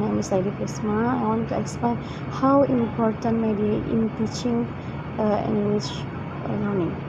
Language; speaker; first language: English; non-native, fluent; Indonesian